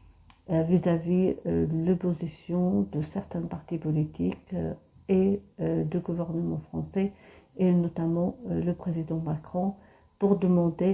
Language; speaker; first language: French; non-native, fluent; Arabic